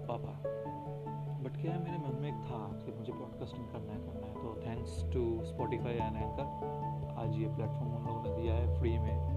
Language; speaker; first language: Hindi; non-native, local second language; Bangla